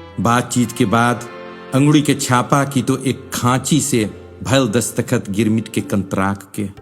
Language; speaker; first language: Bhojpuri; early bilingual, heritage; Bhojpuri